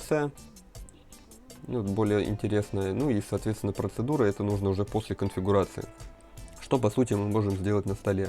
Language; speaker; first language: Russian; native; Russian